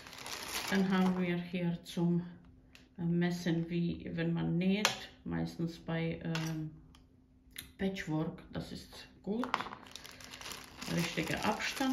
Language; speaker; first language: German; non-native, learner; Croatian